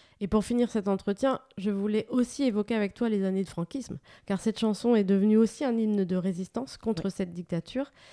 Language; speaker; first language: French; native; French